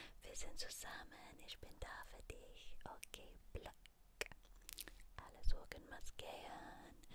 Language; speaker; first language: German; non-native, learner; English